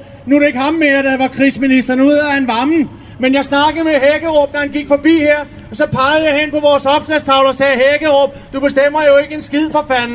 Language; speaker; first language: Danish; native; Danish